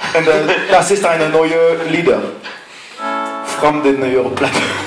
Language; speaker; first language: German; non-native, learner; English